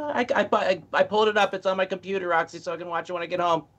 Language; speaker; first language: English; native; English